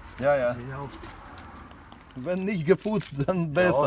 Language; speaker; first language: German; non-native, learner; Ukrainian